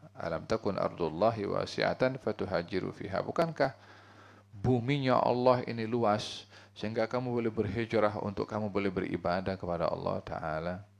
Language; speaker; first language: Malay; native; Malay